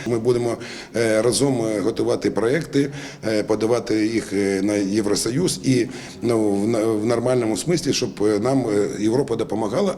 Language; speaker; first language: Ukrainian; non-native, local second language; Russian